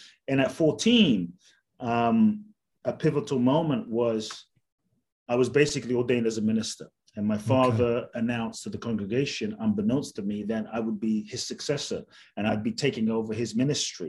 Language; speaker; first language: English; native; English